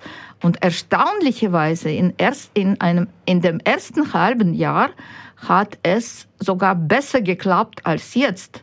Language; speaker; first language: German; non-native, fluent; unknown